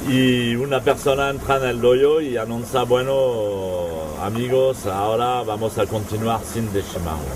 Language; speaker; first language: Spanish; non-native, fluent; French